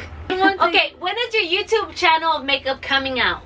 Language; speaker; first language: English; early bilingual, other home language; Spanish